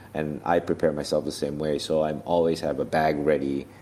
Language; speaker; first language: English; native; English